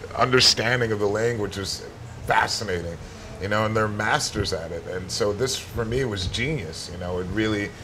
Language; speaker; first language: English; native; English